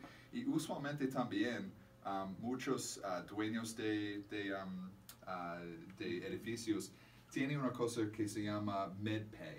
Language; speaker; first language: Spanish; non-native, fluent; English